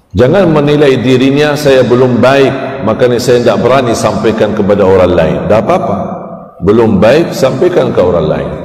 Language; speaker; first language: Malay; non-native, fluent; Arabic